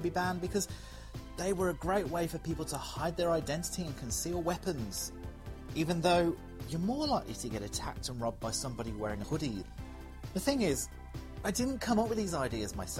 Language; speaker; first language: English; native; English